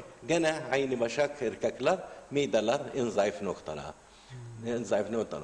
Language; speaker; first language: Turkish; non-native, learner; Arabic